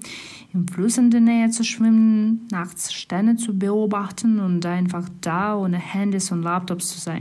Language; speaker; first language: German; non-native, fluent; Russian